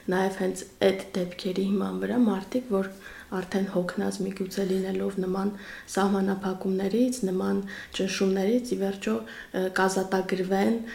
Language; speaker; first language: Armenian; native; Armenian